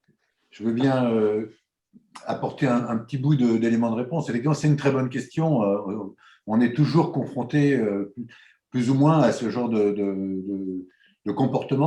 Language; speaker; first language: French; native; French